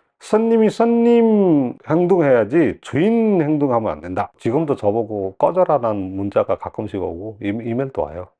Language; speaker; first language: Korean; non-native, fluent; Nepali